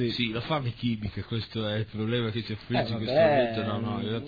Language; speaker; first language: Italian; native; Italian